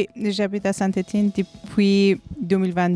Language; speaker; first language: French; non-native, learner; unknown